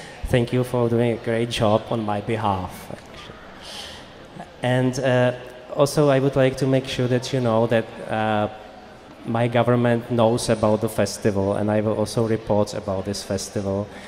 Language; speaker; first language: English; non-native, fluent; Czech